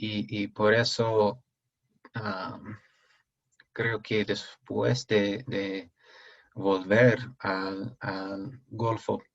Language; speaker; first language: Spanish; non-native, fluent; English